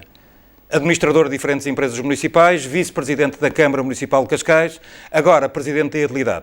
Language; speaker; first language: Portuguese; native; Portuguese